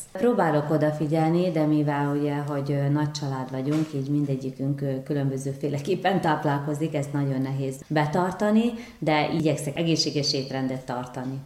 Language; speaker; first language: Hungarian; native; Hungarian